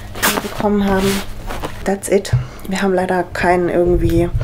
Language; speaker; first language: German; native; German